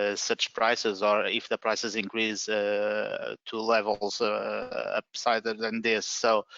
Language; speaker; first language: English; non-native, fluent; Portuguese